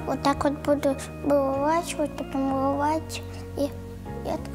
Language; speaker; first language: Russian; native; Russian